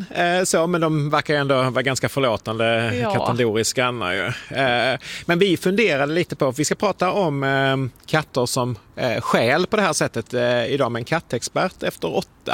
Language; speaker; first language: Swedish; native; Swedish